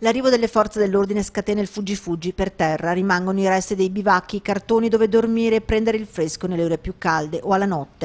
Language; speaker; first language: Italian; native; Italian